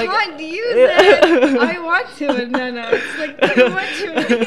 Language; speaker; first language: English; non-native, fluent; Arabic